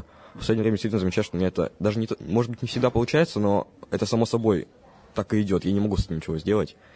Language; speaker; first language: Russian; native; Russian